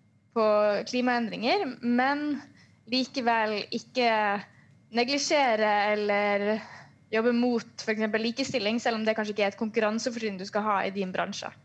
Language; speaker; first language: Norwegian; native; Norwegian